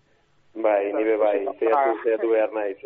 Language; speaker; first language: Basque; non-native, learner; Catalan